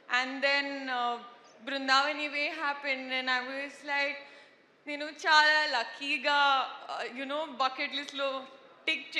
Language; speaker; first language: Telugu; non-native, learner; Hindi